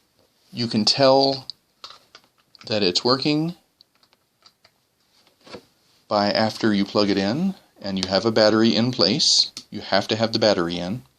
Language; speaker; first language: English; native; English